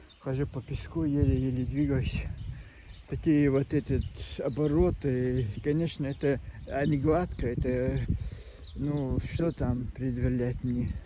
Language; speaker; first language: Russian; non-native, local second language; Chechen